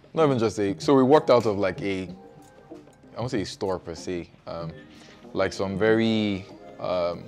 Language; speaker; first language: English; non-native, local second language; Yoruba